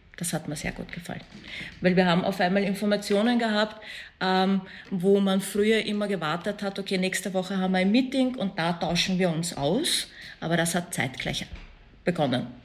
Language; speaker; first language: German; early bilingual, other home language; Persian